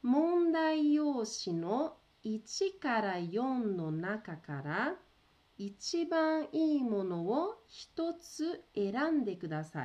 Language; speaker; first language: Japanese; early bilingual, heritage; Portuguese